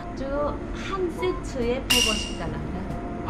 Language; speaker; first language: Korean; native; Korean